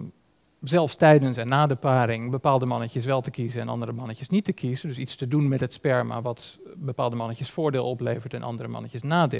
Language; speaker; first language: Dutch; native; Dutch